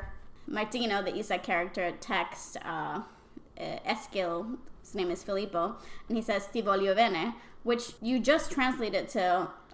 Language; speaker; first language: English; non-native, fluent; Spanish